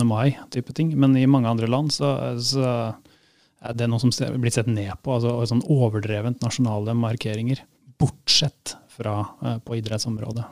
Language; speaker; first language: Norwegian; native; Norwegian